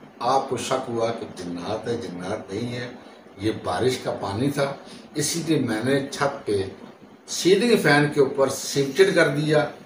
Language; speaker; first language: Urdu; non-native, local second language; Punjabi